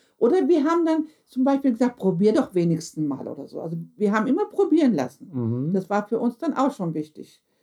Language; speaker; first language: German; early bilingual, other home language; Turkish